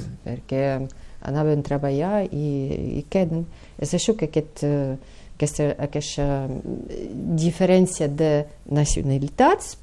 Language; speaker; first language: Catalan; non-native, fluent; Ukrainian